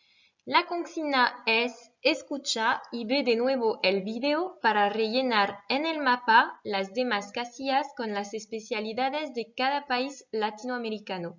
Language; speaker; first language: Spanish; non-native, fluent; French